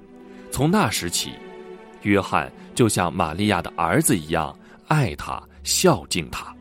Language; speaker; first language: Chinese; native; Chinese